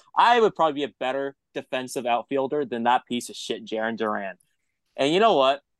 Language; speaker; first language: English; native; English